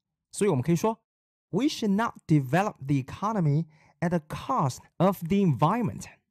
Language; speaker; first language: English; non-native, fluent; Chinese